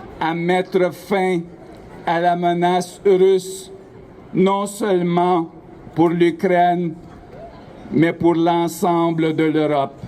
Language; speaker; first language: French; non-native, local second language; Ukrainian